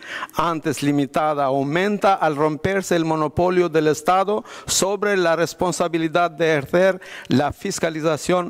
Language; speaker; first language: Spanish; non-native, fluent; Albanian